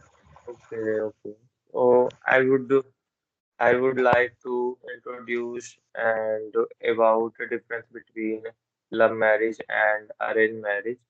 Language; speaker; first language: English; non-native, learner; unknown